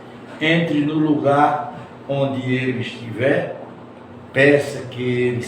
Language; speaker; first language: Portuguese; native; Portuguese